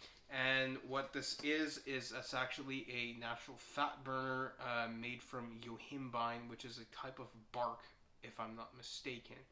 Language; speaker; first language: English; native; English